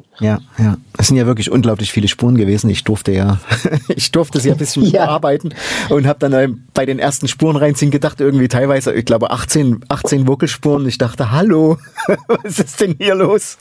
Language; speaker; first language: German; native; German